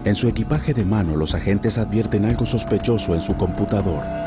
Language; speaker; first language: Spanish; native; Spanish